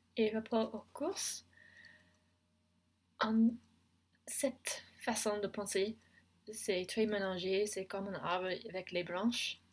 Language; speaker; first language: French; non-native, learner; English